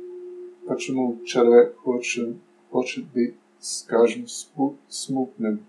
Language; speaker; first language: Russian; non-native, fluent; English